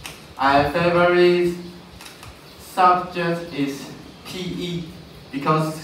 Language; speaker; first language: English; non-native, learner; Chinese